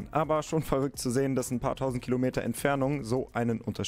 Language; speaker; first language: German; native; German